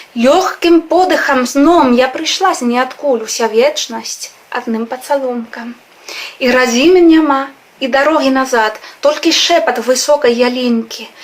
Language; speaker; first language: Belarusian; non-native, fluent; Spanish